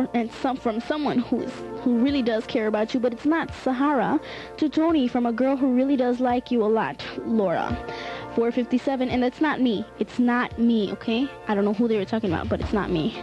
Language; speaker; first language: English; native; English